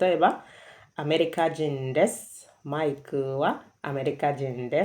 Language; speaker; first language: Japanese; non-native, learner; English